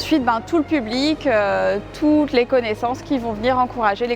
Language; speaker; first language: French; native; French